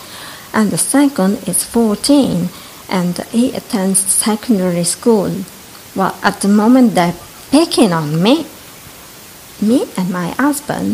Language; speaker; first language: English; non-native, fluent; Italian